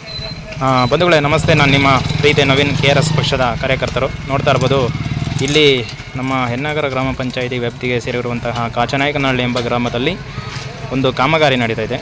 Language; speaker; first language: Kannada; native; Kannada